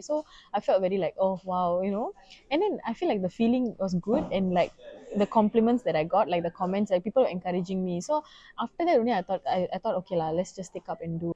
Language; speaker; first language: English; non-native, local second language; Tamil